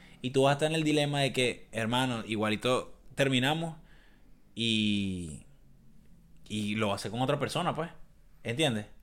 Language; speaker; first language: Spanish; native; Spanish